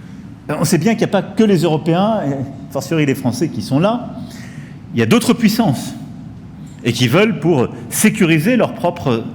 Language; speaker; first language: French; native; French